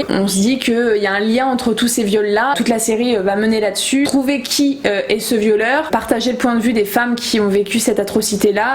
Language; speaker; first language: French; native; French